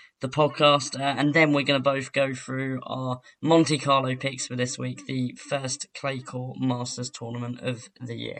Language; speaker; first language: English; native; English